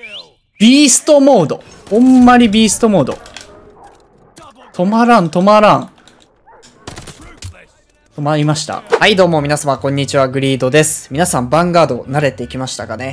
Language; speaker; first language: Japanese; native; Japanese